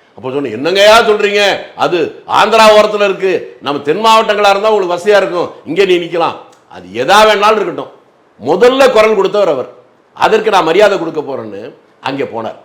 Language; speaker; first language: Tamil; native; Tamil